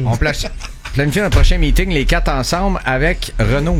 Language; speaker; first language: French; native; French